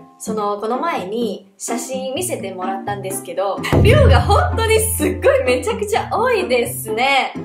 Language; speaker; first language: Japanese; non-native, fluent; Chinese